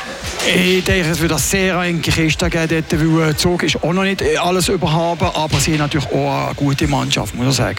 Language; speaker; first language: German; native; German